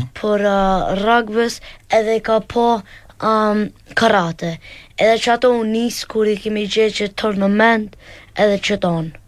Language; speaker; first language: Albanian; early bilingual, heritage; Albanian